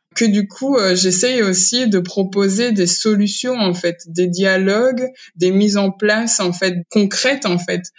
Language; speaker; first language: French; early bilingual, other home language; Kinyarwanda